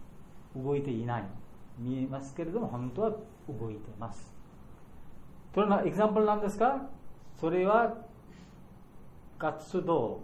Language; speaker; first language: Japanese; non-native, learner; Bangla